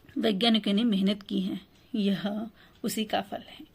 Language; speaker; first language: Hindi; non-native, local second language; Telugu